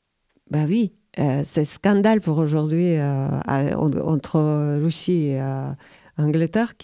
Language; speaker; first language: French; non-native, learner; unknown